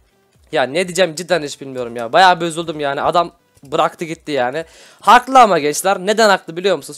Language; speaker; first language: Turkish; native; Turkish